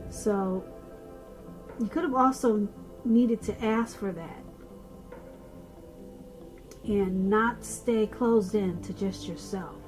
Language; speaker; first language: English; native; English